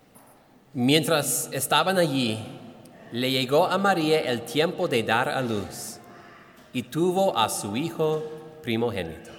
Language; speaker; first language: Spanish; non-native, fluent; English